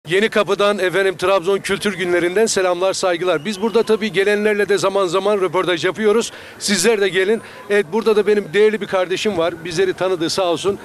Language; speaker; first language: Turkish; native; Turkish